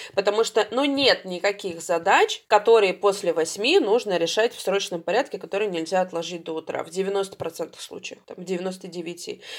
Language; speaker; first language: Russian; native; Russian